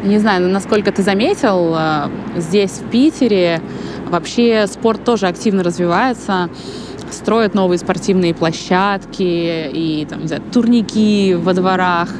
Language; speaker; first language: Russian; native; Russian